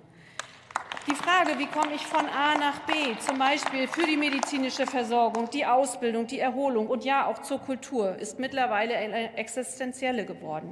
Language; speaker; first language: German; native; German